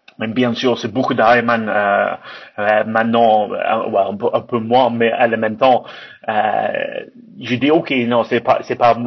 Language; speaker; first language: French; non-native, learner; English